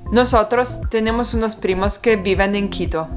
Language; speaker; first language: Spanish; non-native, fluent; Italian